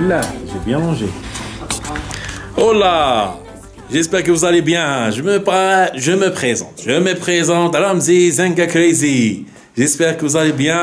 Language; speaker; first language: French; non-native, local second language; Arabic